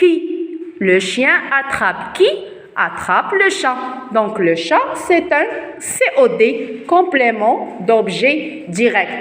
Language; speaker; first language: French; non-native, local second language; Arabic